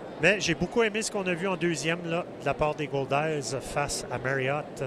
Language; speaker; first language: French; native; French